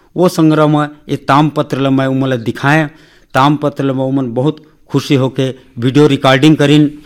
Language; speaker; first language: Hindi; non-native, local second language; Chhattisgarhi